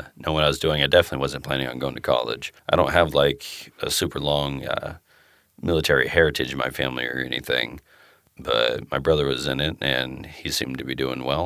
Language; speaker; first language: English; native; English